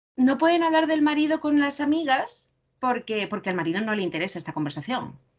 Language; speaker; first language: Spanish; native; Spanish